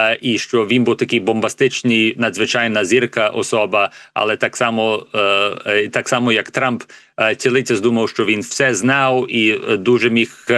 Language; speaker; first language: Ukrainian; early bilingual, heritage; English